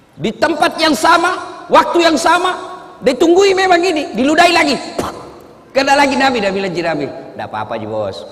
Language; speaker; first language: Indonesian; non-native, local second language; Buginese